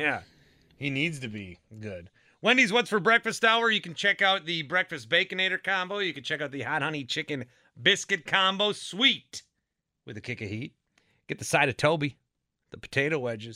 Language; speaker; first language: English; native; English